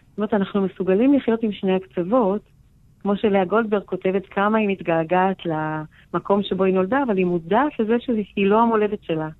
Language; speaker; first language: Hebrew; native; Hebrew